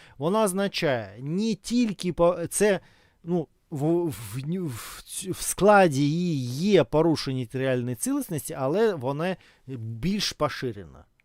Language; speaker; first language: Ukrainian; non-native, local second language; Russian